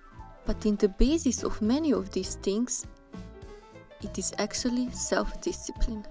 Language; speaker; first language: English; non-native, fluent; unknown